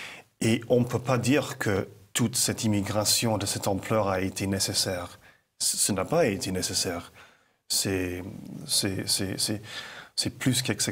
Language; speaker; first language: French; non-native, fluent; English